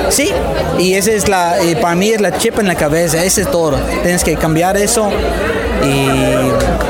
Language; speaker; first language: Spanish; non-native, fluent; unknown